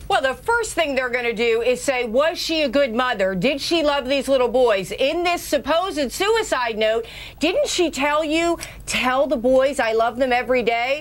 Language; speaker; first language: English; native; English